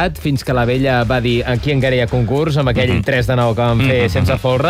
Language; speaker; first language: Catalan; native; Catalan